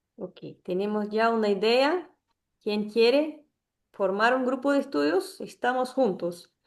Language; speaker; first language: Spanish; non-native, fluent; Portuguese